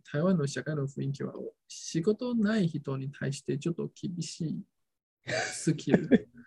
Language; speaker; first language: Japanese; non-native, learner; Chinese